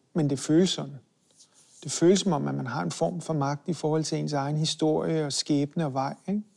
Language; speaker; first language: Danish; early bilingual, other home language; Hebrew